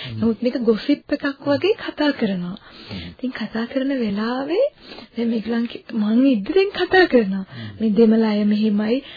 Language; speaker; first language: Sinhala; non-native, local second language; Tamil